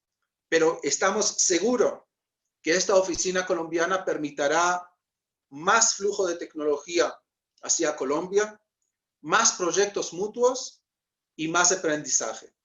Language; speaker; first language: Spanish; non-native, fluent; Hebrew